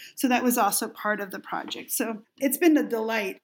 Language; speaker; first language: English; non-native, fluent; Spanish